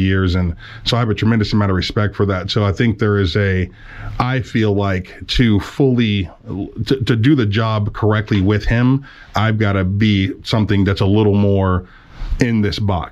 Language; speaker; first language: English; native; English